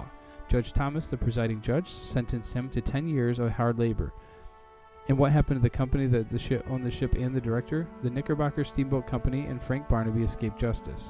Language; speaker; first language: English; native; English